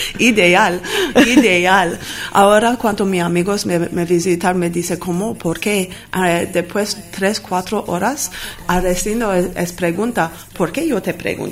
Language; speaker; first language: Spanish; non-native, learner; Armenian